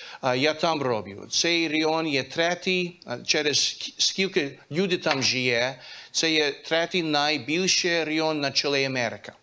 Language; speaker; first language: Ukrainian; early bilingual, heritage; Ukrainian